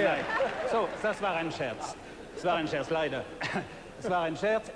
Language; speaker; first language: German; non-native, fluent; French